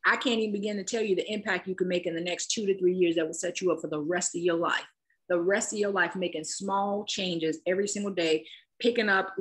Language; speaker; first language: English; native; English